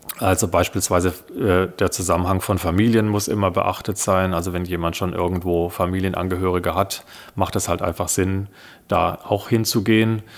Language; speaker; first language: German; early bilingual, other home language; Italian